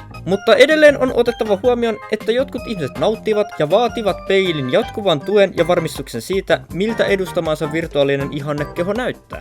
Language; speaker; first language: Finnish; native; Finnish